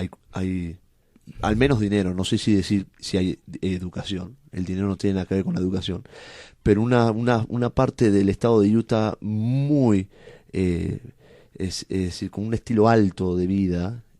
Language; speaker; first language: Spanish; native; Spanish